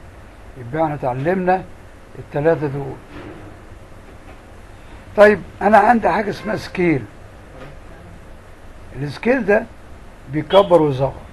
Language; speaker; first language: Arabic; native; Arabic